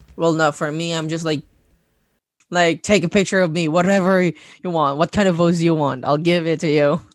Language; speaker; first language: English; non-native, local second language; Cebuano